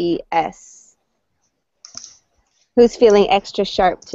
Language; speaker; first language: English; native; English